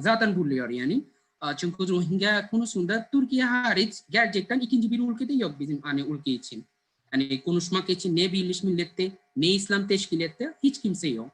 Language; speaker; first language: Turkish; non-native, learner; Bangla